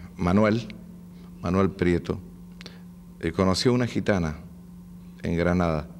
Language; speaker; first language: Spanish; native; Spanish